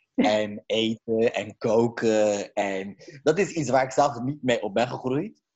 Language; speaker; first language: Dutch; early bilingual, other home language; Caribbean Hindustani